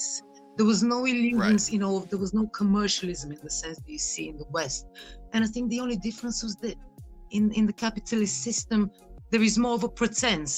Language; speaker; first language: English; non-native, fluent; Bulgarian